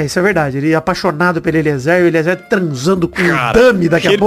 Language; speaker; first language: Portuguese; native; Portuguese